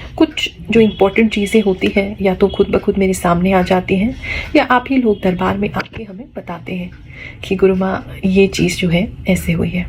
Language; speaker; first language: Hindi; native; Hindi